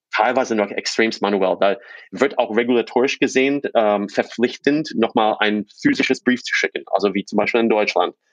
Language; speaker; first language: German; non-native, fluent; English